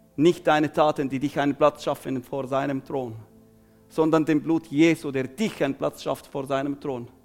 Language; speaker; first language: German; non-native, fluent; Arabic